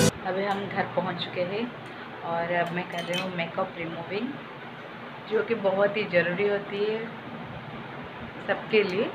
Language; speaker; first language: Hindi; non-native, local second language; Odia